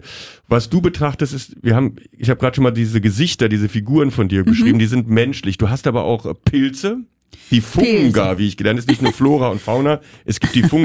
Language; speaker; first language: German; native; German